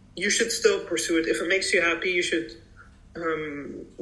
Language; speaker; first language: English; early bilingual, heritage; English